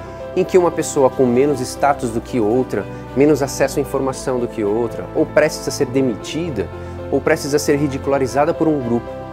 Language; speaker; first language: Portuguese; native; Portuguese